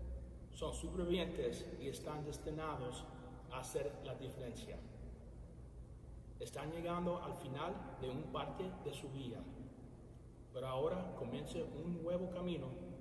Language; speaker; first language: Spanish; early bilingual, other home language; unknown